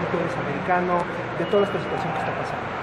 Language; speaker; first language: Spanish; native; Spanish